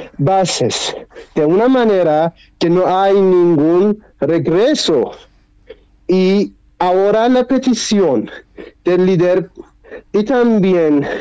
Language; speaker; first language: Spanish; non-native, learner; Persian